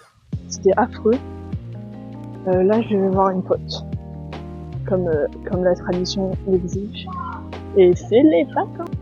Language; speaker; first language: French; native; French